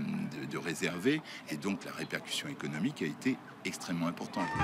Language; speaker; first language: French; native; French